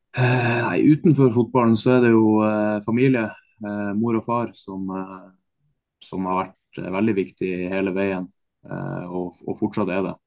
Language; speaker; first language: Norwegian; native; Norwegian